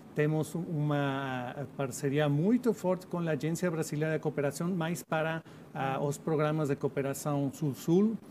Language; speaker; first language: Portuguese; non-native, learner; Spanish